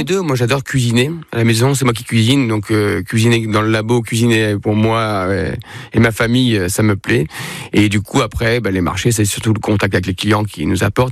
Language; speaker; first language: French; native; French